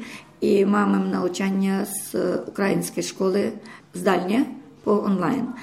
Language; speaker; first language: Polish; non-native, learner; Ukrainian